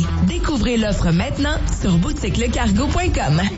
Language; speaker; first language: French; native; French